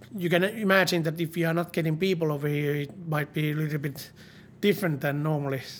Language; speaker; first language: English; non-native, learner; Finnish